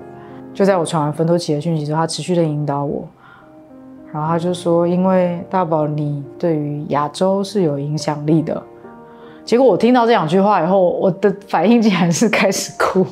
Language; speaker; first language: Chinese; native; Chinese